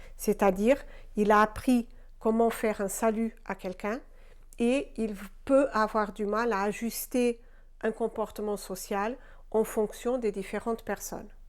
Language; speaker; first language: French; non-native, fluent; Portuguese